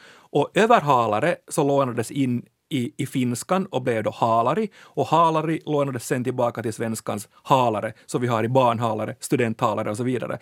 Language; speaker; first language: Swedish; native; Swedish